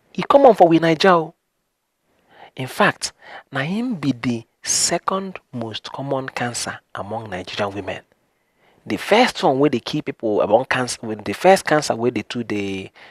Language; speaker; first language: Nigerian Pidgin; non-native, local second language; Igbo